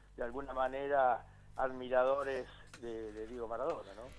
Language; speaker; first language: Spanish; native; Spanish